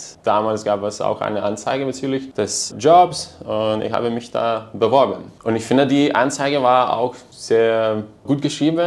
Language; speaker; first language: German; non-native, learner; Lithuanian